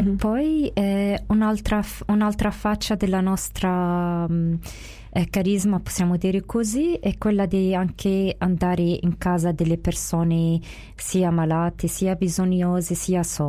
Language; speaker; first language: Italian; non-native, fluent; Arabic